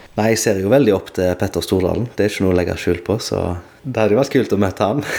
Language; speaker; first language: Norwegian; native; Norwegian